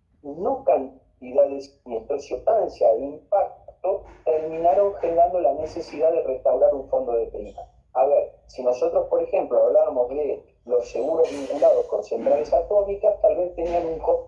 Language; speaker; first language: Spanish; native; Spanish